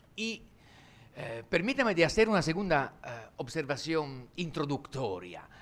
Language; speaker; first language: Spanish; non-native, fluent; Italian